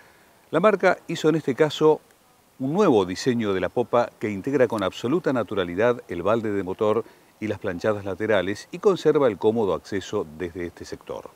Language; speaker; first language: Spanish; native; Spanish